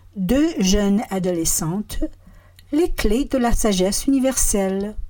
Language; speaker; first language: French; non-native, fluent; English